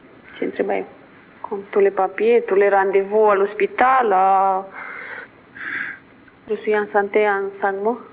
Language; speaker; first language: French; non-native, learner; Romanian